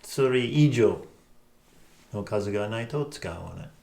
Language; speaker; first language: Japanese; non-native, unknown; English